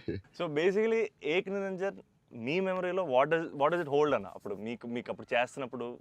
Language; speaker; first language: Telugu; native; Telugu